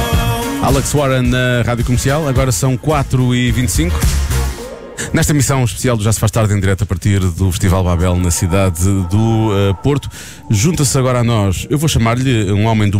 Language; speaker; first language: Portuguese; native; Portuguese